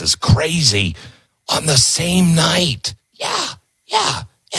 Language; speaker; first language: English; native; English